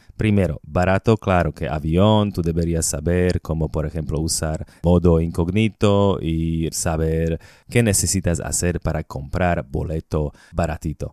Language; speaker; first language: Spanish; non-native, fluent; Slovak